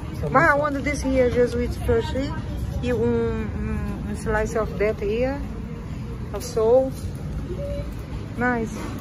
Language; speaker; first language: English; non-native, learner; Portuguese